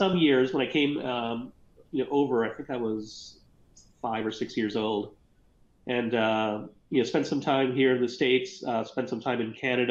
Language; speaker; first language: English; early bilingual, other home language; Gujarati